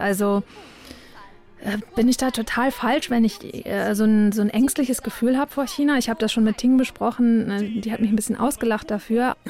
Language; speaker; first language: German; native; German